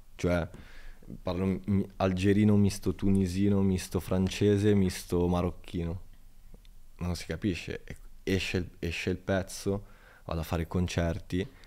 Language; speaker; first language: Italian; native; Italian